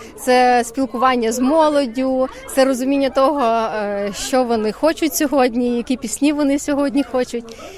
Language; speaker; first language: Ukrainian; native; Ukrainian